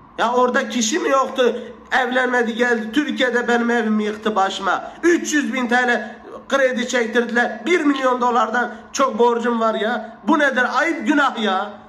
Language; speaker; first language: Turkish; native; Turkish